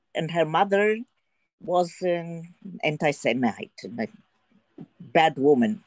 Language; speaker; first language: English; early bilingual, heritage; Polish